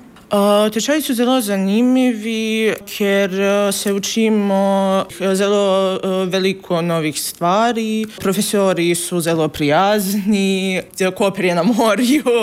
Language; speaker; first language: Slovenian; non-native, learner; Serbian